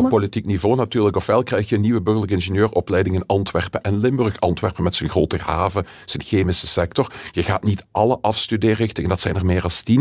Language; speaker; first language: Dutch; native; Dutch